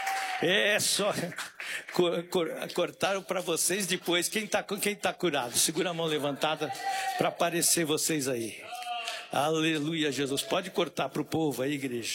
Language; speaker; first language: Portuguese; native; Portuguese